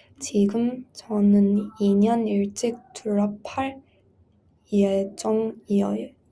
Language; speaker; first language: Korean; non-native, learner; English